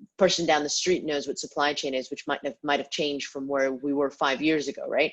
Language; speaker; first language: English; native; English